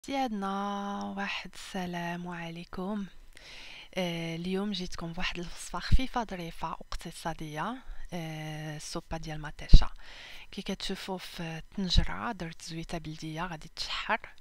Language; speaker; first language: Arabic; native; Arabic